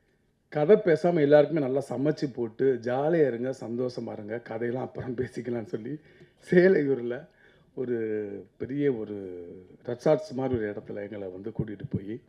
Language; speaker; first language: Tamil; native; Tamil